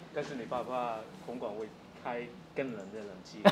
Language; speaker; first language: Chinese; non-native, local second language; Cantonese